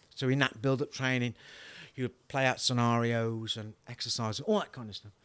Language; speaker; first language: English; native; English